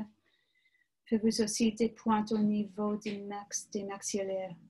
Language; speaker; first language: French; non-native, learner; English